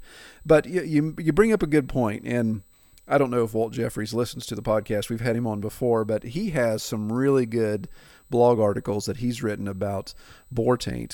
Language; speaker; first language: English; native; English